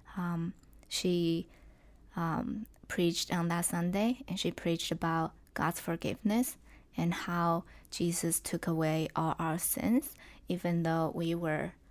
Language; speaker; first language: English; non-native, fluent; Chinese